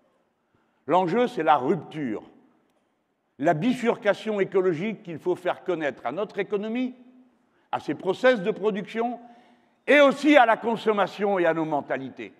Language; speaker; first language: French; native; French